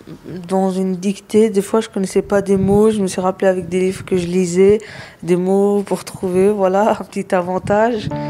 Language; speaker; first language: French; early bilingual, other home language; Arabic